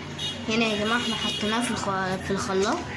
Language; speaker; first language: Arabic; native; Arabic